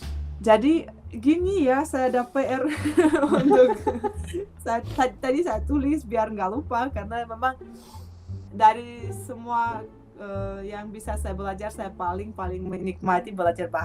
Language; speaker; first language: Indonesian; non-native, fluent; Russian